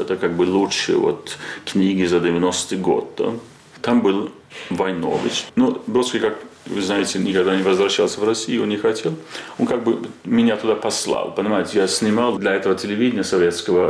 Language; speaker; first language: Russian; non-native, fluent; Swedish